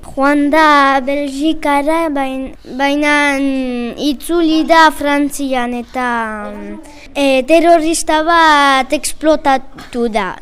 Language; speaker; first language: Basque; non-native, learner; Spanish